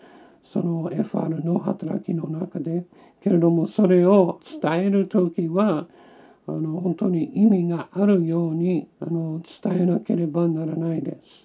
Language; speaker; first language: Japanese; non-native, learner; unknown